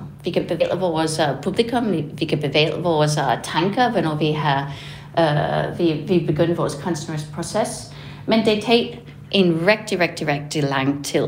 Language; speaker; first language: Danish; non-native, fluent; English